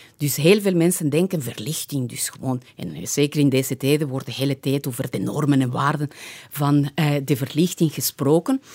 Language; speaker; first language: Dutch; non-native, fluent; Spanish